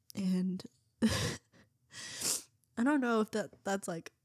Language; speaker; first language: English; early bilingual, other home language; Vietnamese